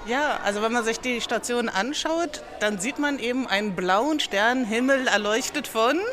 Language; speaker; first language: German; native; German